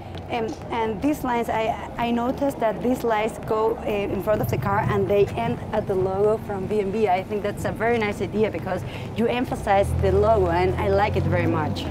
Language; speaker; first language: English; non-native, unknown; Spanish